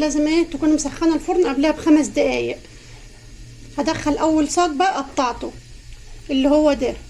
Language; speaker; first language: Arabic; native; Arabic